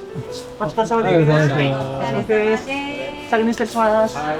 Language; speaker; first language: Japanese; non-native, learner; Indonesian